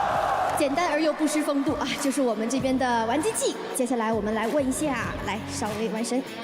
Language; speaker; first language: Chinese; native; Chinese